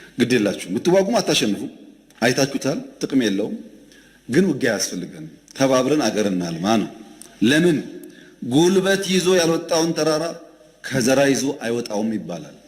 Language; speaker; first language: Amharic; non-native, local second language; Oromo